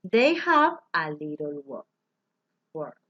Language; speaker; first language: English; non-native, fluent; Spanish